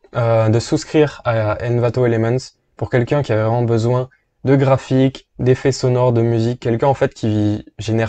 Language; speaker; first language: French; native; French